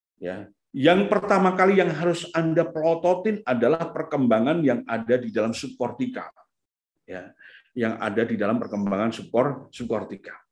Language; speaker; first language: Indonesian; native; Indonesian